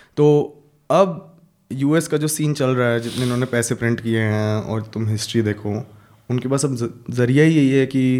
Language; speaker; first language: Hindi; native; Hindi